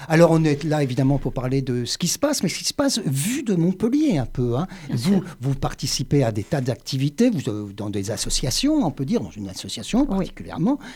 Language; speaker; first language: French; native; French